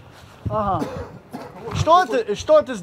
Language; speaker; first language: Russian; non-native, learner; English